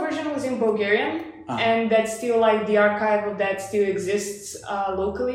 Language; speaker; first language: English; non-native, fluent; Bulgarian